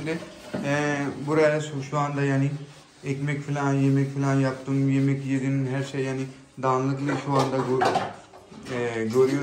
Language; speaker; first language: Turkish; non-native, learner; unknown